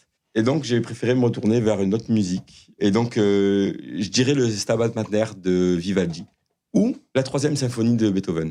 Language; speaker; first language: French; native; French